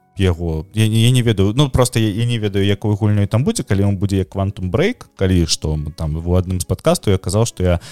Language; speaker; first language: Belarusian; non-native, local second language; Russian